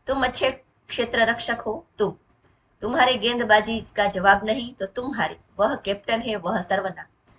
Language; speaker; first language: Hindi; non-native, local second language; Gujarati